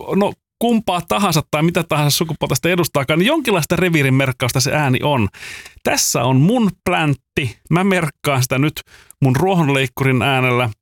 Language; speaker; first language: Finnish; native; Finnish